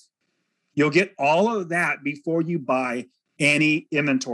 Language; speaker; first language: English; native; English